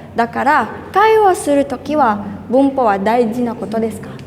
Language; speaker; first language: Japanese; non-native, learner; Indonesian